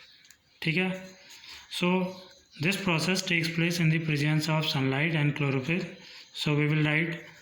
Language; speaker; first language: English; non-native, local second language; Hindi